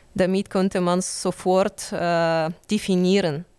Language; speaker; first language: German; non-native, fluent; Ukrainian